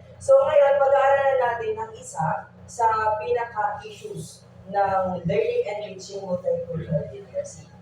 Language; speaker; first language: Filipino; non-native, local second language; Iloko